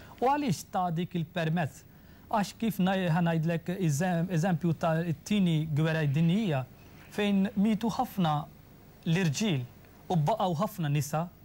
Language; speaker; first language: Maltese; non-native, fluent; Urdu